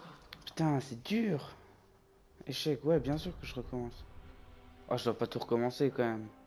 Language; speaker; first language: French; native; French